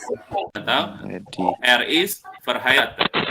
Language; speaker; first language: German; non-native, fluent; Indonesian